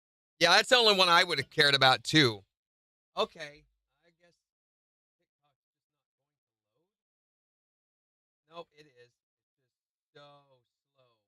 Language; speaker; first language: English; native; English